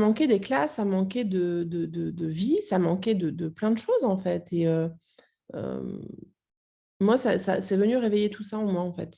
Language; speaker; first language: French; native; French